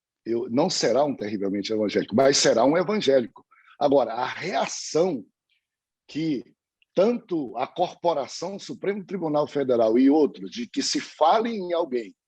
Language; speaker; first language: Portuguese; native; Portuguese